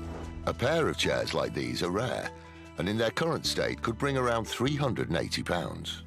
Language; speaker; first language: English; native; English